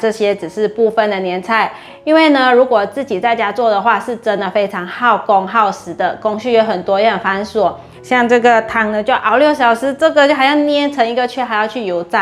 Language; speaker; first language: Chinese; native; Chinese